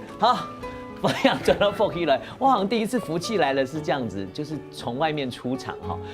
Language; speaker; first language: Chinese; native; Chinese